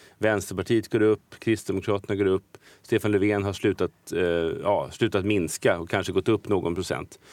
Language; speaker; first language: Swedish; native; Swedish